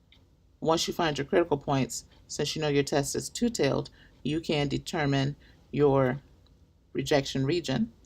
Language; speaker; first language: English; native; English